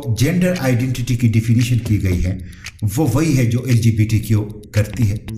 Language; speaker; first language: Urdu; non-native, local second language; Pashto